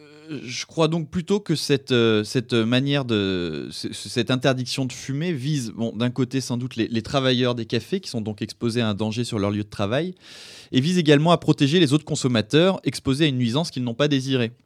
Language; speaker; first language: French; native; French